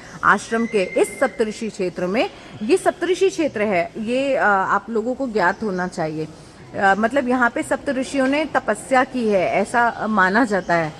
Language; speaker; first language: Hindi; native; Hindi